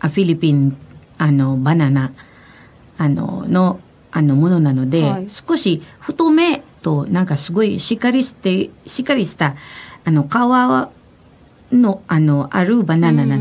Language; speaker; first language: Japanese; non-native, fluent; Filipino